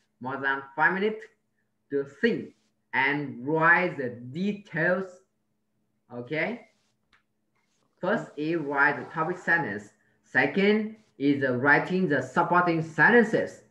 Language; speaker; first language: English; non-native, learner; Vietnamese